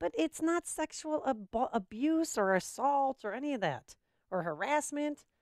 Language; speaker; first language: English; native; English